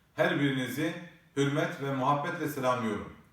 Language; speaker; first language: Turkish; native; Turkish